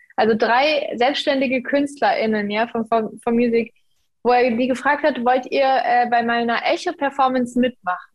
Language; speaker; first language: German; native; German